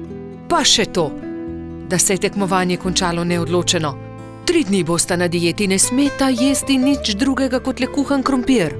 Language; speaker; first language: Slovenian; native; Slovenian